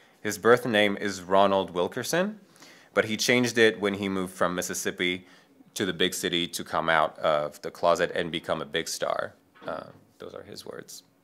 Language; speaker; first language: English; non-native, fluent; French